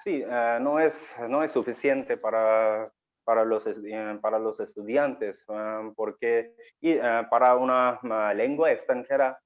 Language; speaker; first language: Spanish; non-native, learner; Bangla